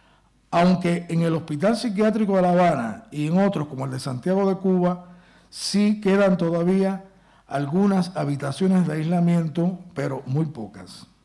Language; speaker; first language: Spanish; native; Spanish